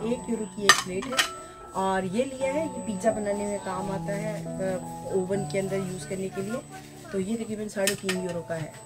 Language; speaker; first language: Urdu; native; Urdu